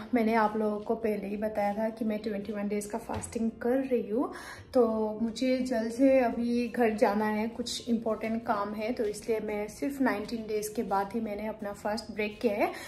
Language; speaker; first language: Hindi; non-native, local second language; Bodo